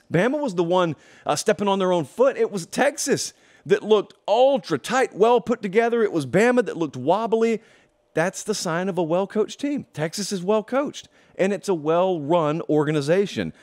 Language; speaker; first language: English; native; English